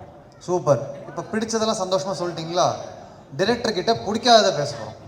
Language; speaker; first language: Tamil; native; Tamil